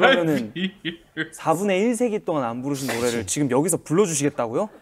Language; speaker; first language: Korean; native; Korean